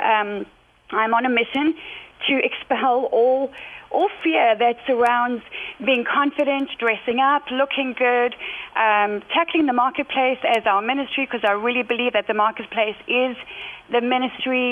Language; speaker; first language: English; native; English